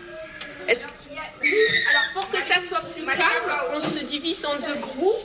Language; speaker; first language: French; native; French